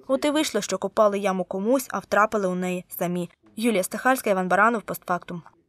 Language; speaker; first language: Ukrainian; native; Ukrainian